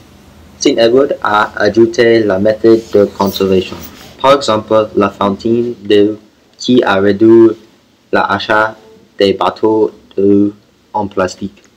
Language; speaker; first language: French; non-native, learner; English